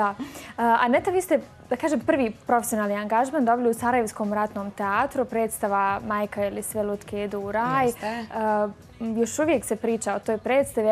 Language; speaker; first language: Croatian; native; Croatian